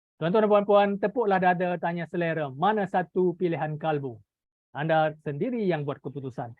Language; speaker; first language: Malay; native; Malay